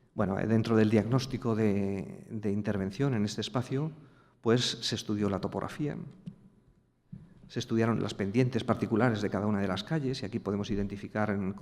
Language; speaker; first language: Spanish; native; Spanish